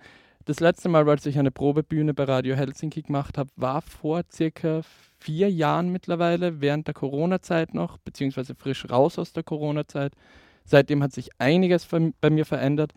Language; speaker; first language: German; native; German